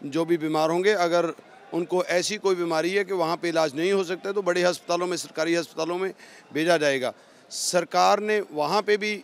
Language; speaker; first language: Hindi; non-native, local second language; Punjabi